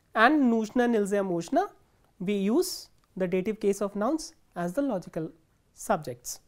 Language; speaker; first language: English; non-native, local second language; Hindi